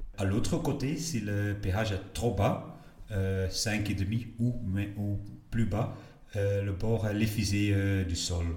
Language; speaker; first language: French; non-native, local second language; Dutch